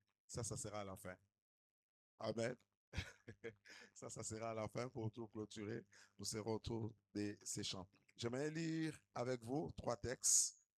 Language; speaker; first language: French; non-native, local second language; Lingala